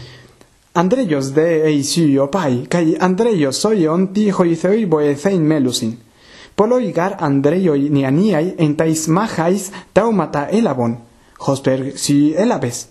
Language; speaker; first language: Greek; non-native, fluent; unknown